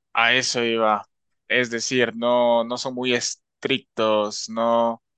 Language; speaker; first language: Spanish; native; Spanish